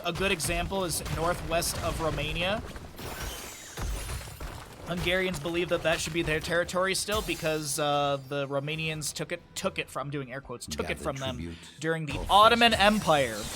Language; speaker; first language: English; native; English